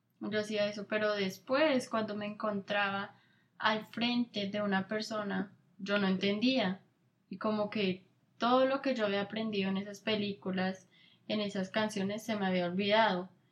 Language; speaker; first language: Spanish; native; Spanish